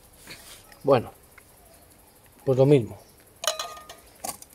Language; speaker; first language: Spanish; native; Spanish